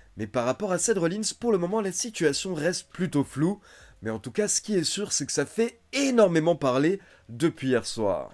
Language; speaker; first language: French; native; French